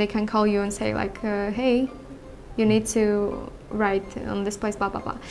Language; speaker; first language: English; non-native, learner; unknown